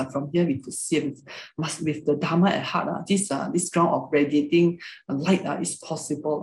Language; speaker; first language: English; non-native, local second language; Hakka Chinese